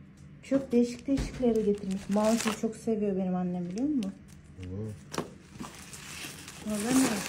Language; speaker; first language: Turkish; non-native, fluent; Kazakh